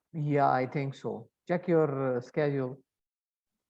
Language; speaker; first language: English; non-native, learner; Arabic